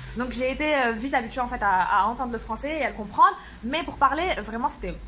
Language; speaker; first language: French; early bilingual, other home language; Arabic